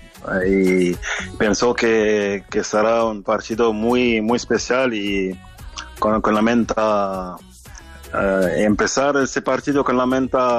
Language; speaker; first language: Spanish; non-native, fluent; French